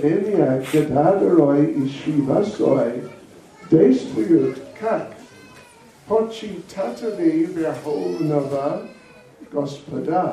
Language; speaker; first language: Russian; non-native, learner; English